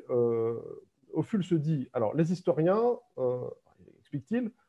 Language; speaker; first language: French; native; French